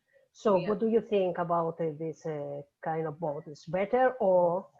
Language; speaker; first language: English; non-native, fluent; Spanish